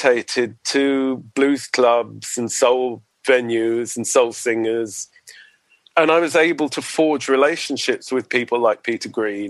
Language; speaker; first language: English; native; English